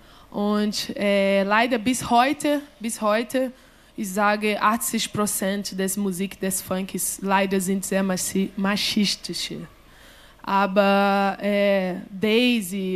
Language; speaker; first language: German; non-native, learner; Portuguese